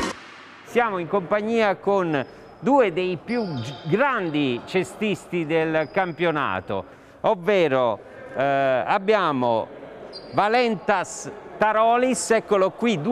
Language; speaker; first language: Italian; native; Italian